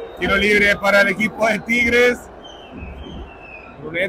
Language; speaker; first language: Spanish; native; Spanish